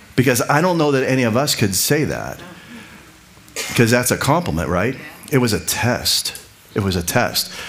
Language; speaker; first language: English; native; English